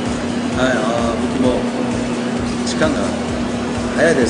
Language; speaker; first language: Japanese; non-native, fluent; Korean